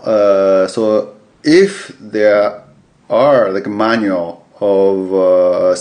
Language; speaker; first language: English; non-native, fluent; Japanese